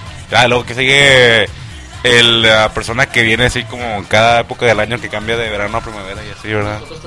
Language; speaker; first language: Spanish; native; Spanish